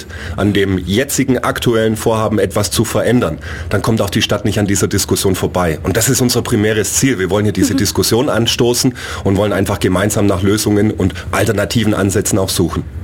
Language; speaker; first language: German; native; German